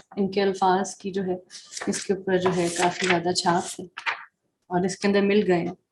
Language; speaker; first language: Urdu; native; Urdu